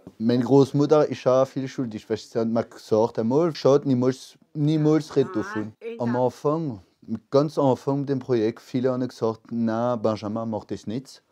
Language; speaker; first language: German; non-native, local second language; Swiss German